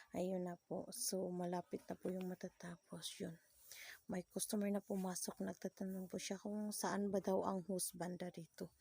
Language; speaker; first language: Filipino; non-native, local second language; Cebuano